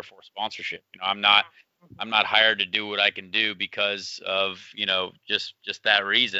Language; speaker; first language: English; native; English